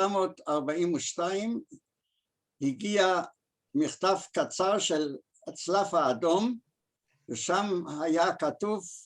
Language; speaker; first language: Hebrew; early bilingual, other home language; German